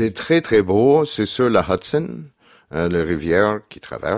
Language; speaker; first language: French; non-native, fluent; English